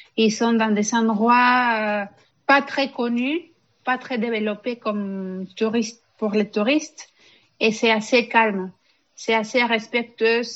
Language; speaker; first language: French; non-native, fluent; Spanish